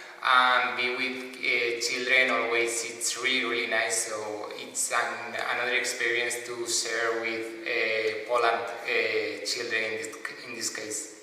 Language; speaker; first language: English; non-native, fluent; Spanish